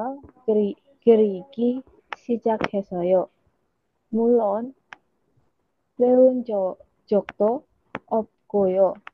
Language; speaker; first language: Korean; non-native, learner; Indonesian